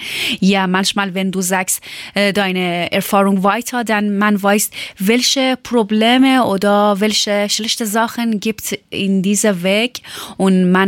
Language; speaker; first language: German; non-native, learner; Persian